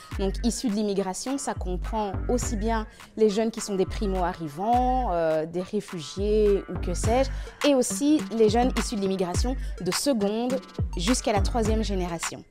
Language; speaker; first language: French; native; French